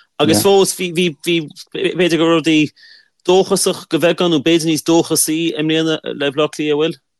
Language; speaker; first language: Irish; native; Irish